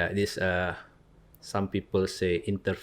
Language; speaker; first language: English; non-native, learner; Indonesian